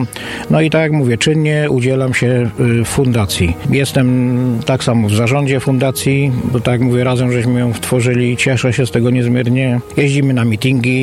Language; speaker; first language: Polish; native; Polish